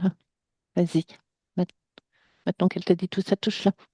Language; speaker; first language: French; native; French